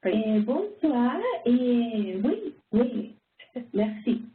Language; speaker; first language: French; non-native, learner; English